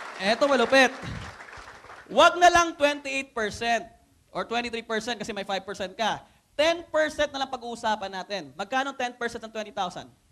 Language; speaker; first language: Filipino; non-native, local second language; Cebuano